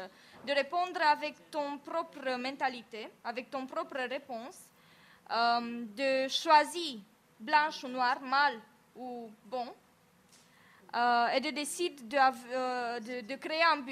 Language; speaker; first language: French; non-native, fluent; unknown